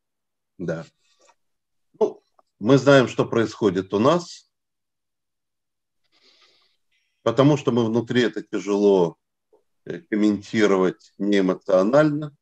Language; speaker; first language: Russian; native; Russian